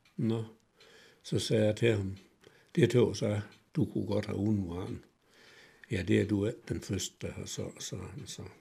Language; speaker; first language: Danish; native; Danish